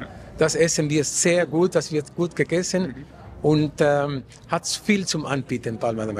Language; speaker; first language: German; non-native, fluent; Spanish